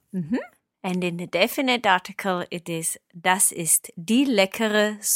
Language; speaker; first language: German; non-native, fluent; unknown